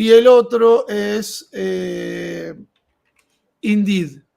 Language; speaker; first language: Spanish; native; Spanish